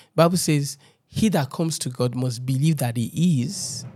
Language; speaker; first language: English; non-native, local second language; Yoruba